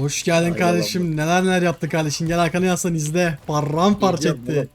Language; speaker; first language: Turkish; native; Turkish